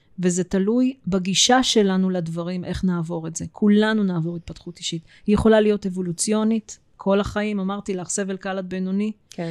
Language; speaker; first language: Hebrew; early bilingual, other home language; Russian